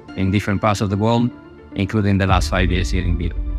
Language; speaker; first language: English; non-native, fluent; Spanish